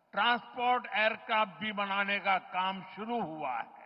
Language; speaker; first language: Hindi; non-native, local second language; Gujarati